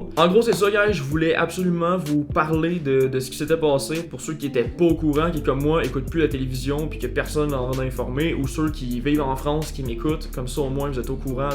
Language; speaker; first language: French; native; French